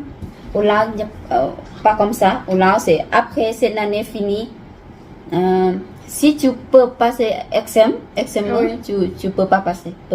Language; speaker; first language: French; non-native, learner; Lao